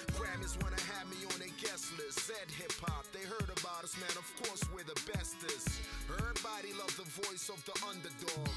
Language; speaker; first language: English; native; English